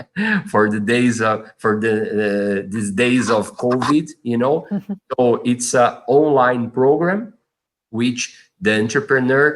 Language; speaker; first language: English; non-native, fluent; Portuguese